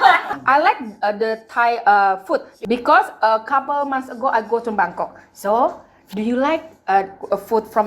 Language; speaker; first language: English; non-native, learner; Indonesian